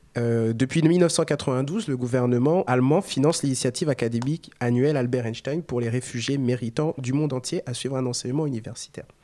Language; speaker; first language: French; native; French